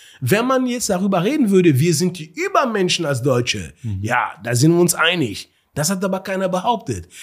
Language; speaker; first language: German; early bilingual, other home language; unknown